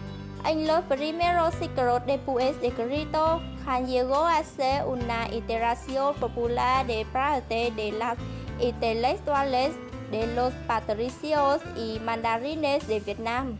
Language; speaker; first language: Spanish; non-native, learner; Vietnamese